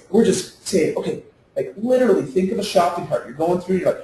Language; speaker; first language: English; native; English